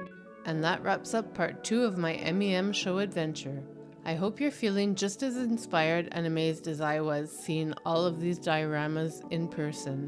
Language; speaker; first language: English; native; English